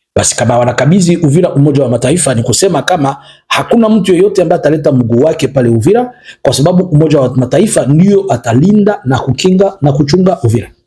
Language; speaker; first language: Swahili; native; Swahili